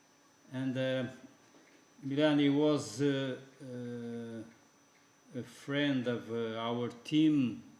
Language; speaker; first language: English; non-native, fluent; Portuguese